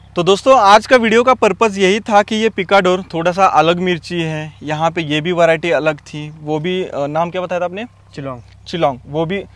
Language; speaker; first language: Hindi; native; Hindi